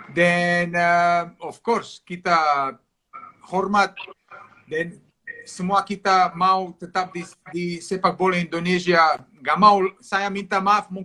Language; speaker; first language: Indonesian; non-native, fluent; Serbian